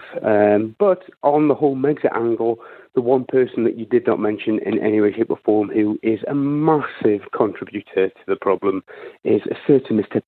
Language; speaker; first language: English; native; English